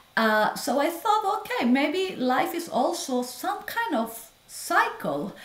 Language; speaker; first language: English; non-native, fluent; Spanish